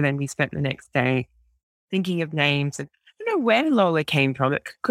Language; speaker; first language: English; native; English